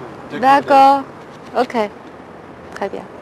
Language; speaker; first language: French; non-native, learner; Chinese